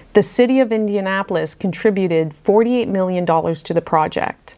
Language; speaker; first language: English; native; English